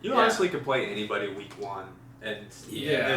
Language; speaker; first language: English; native; English